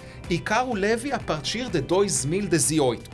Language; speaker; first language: Portuguese; non-native, learner; Hebrew